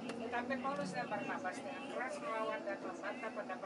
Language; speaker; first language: Indonesian; native; Indonesian